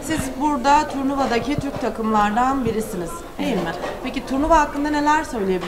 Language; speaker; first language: Turkish; native; Turkish